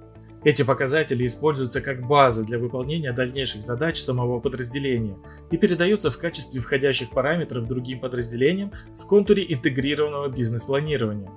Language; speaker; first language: Russian; native; Russian